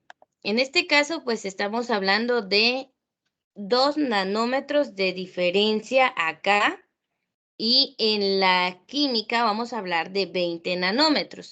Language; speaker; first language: Spanish; native; Spanish